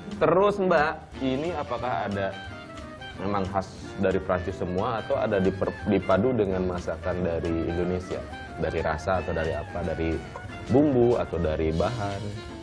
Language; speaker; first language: Indonesian; native; Indonesian